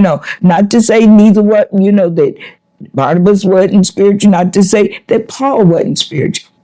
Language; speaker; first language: English; native; English